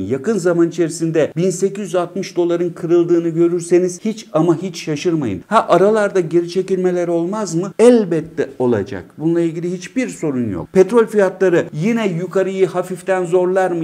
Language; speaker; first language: Turkish; native; Turkish